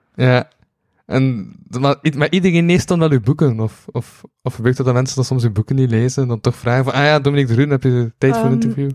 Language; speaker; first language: Dutch; native; Dutch